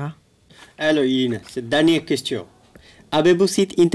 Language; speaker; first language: French; non-native, learner; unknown